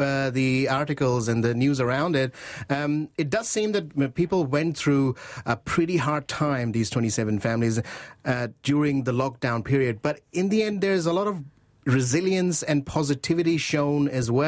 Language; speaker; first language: English; non-native, local second language; Urdu